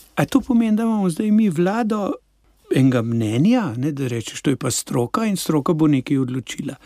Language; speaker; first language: Slovenian; native; Slovenian